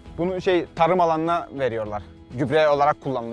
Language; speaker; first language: Turkish; native; Turkish